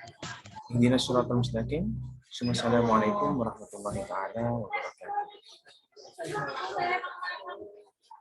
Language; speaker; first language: Arabic; non-native, learner; Indonesian